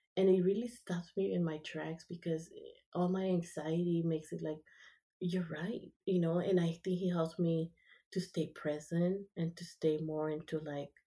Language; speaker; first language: English; early bilingual, other home language; Spanish